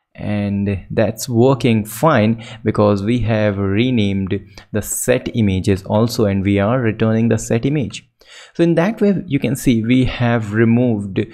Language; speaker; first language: English; non-native, local second language; Hindi